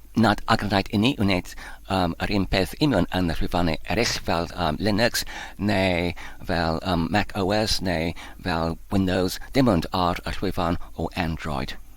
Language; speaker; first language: Welsh; native; Welsh